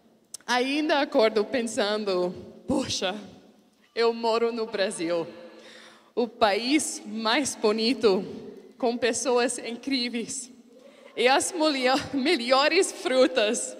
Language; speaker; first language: Portuguese; non-native, learner; English